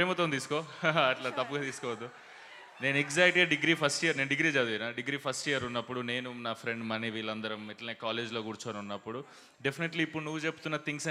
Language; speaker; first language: Telugu; native; Telugu